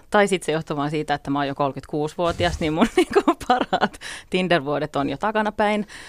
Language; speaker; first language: Finnish; native; Finnish